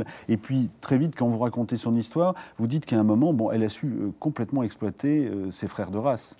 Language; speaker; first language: French; native; French